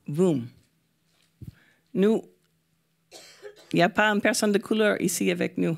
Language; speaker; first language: French; non-native, fluent; English